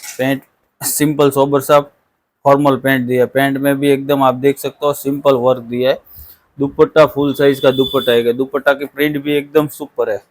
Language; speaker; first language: Hindi; non-native, local second language; Gujarati